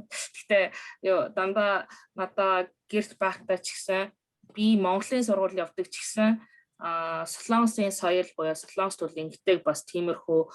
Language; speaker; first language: Mongolian; early bilingual, other home language; Korean